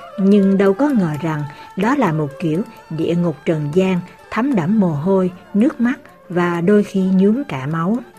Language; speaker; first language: Vietnamese; native; Vietnamese